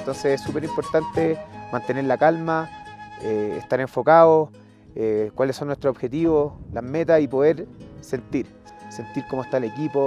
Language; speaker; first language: Spanish; native; Spanish